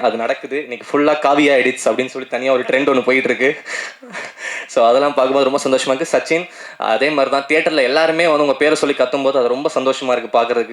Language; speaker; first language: Tamil; native; Tamil